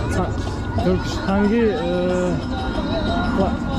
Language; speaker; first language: Turkish; non-native, learner; Bashkir